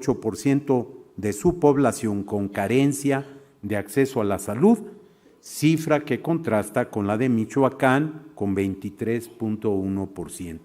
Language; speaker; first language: Spanish; native; Spanish